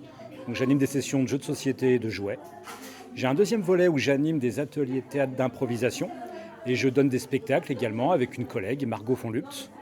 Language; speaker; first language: French; native; French